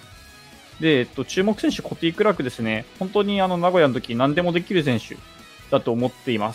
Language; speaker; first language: Japanese; native; Japanese